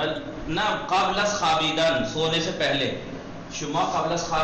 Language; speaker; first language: Persian; non-native, fluent; Urdu